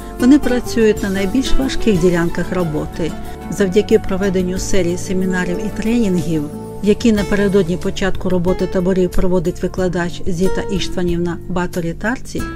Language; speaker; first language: Ukrainian; native; Ukrainian